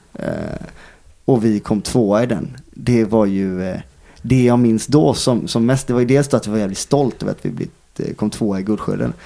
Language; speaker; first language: Swedish; native; Swedish